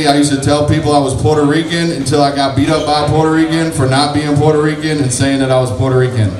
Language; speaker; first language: English; native; English